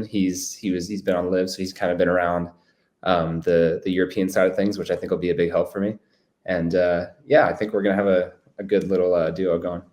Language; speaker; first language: English; native; English